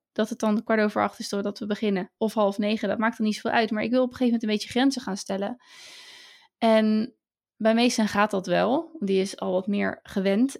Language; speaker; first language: Dutch; native; Dutch